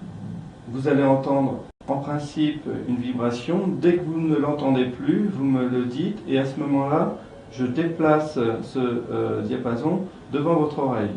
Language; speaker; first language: French; native; French